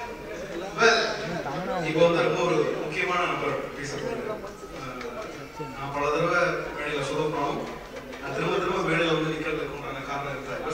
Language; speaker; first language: Tamil; native; Tamil